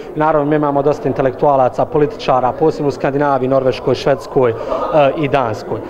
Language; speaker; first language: Bosnian; native; Bosnian